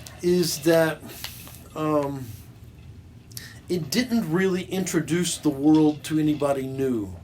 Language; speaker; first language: English; native; English